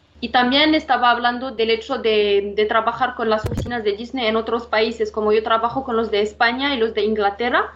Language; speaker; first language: Spanish; non-native, fluent; Arabic